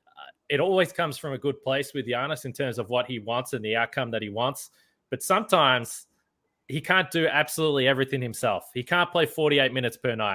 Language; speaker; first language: English; native; English